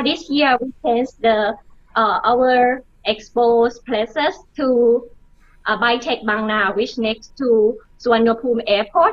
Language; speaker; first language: English; non-native, learner; Thai